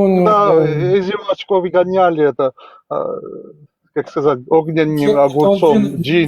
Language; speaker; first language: Russian; non-native, fluent; Georgian